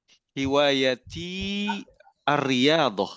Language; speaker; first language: Arabic; non-native, learner; Indonesian